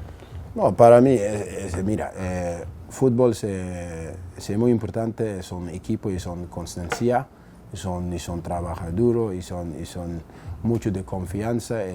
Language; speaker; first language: Spanish; non-native, learner; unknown